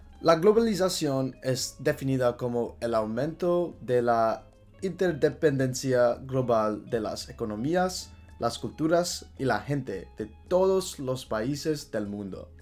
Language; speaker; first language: Spanish; non-native, learner; English